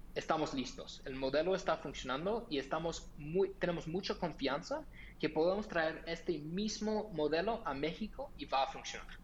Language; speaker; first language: Spanish; non-native, fluent; English